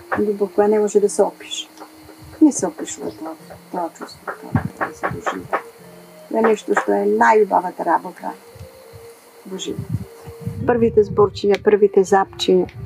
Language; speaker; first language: Macedonian; early bilingual, heritage; Macedonian